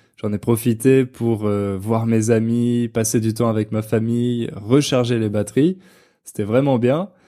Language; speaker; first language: French; native; French